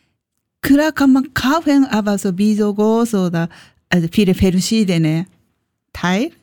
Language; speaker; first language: German; non-native, learner; Japanese